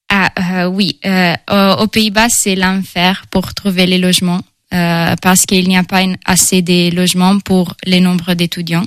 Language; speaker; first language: French; non-native, fluent; Italian